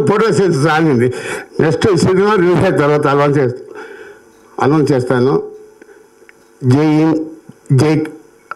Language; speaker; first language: Telugu; non-native, learner; Kannada